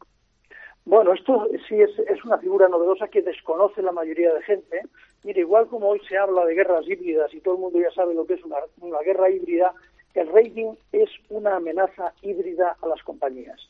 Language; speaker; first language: Spanish; native; Spanish